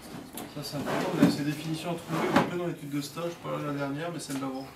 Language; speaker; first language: French; native; French